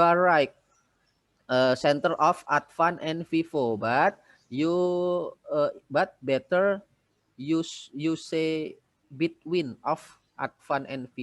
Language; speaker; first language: English; non-native, fluent; Indonesian